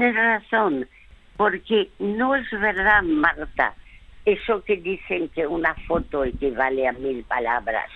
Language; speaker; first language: Spanish; early bilingual, other home language; French